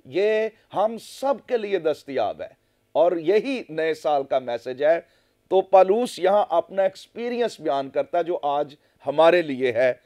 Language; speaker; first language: Urdu; non-native, local second language; Punjabi